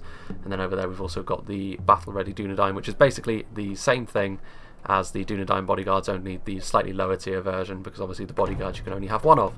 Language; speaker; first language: English; native; English